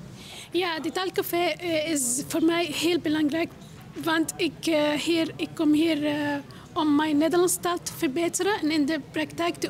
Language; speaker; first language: Dutch; non-native, learner; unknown